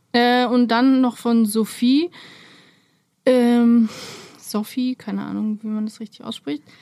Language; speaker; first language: German; early bilingual, other home language; Romanian